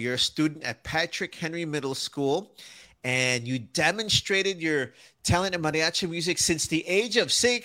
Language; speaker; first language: English; native; English